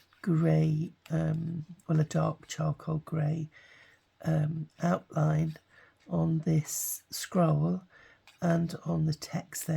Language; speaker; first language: English; native; English